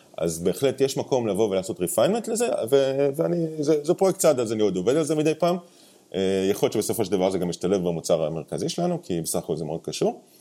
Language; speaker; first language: Hebrew; native; Hebrew